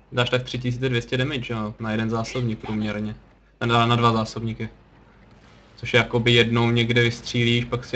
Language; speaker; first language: Czech; native; Czech